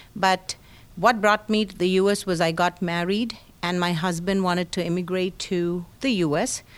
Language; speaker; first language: English; non-native, local second language; Hindi